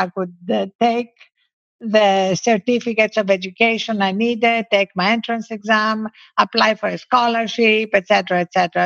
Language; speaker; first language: English; non-native, fluent; Greek